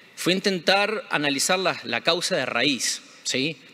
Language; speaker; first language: Spanish; native; Spanish